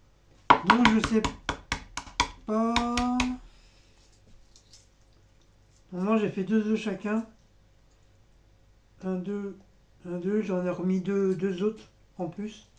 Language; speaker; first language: French; native; French